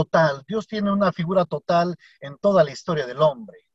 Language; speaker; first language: Spanish; native; Spanish